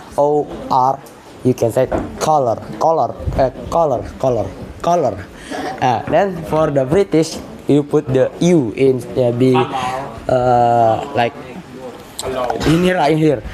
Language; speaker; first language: English; non-native, learner; Indonesian